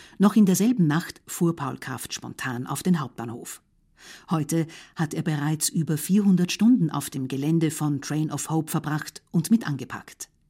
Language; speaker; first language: German; native; German